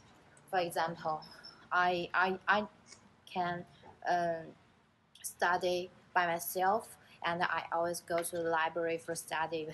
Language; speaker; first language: English; non-native, learner; Chinese